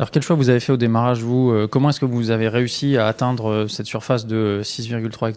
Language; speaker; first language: French; native; French